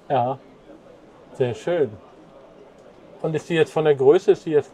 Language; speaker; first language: German; native; German